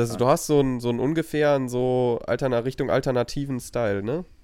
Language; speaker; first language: German; native; German